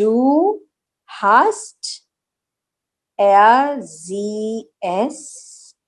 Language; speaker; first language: German; non-native, learner; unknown